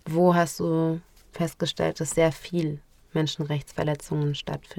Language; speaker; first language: German; native; German